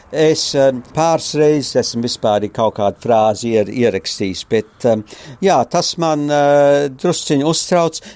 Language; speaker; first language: Latvian; early bilingual, heritage; Latvian